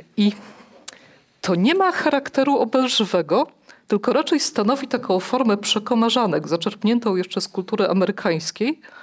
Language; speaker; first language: Polish; native; Polish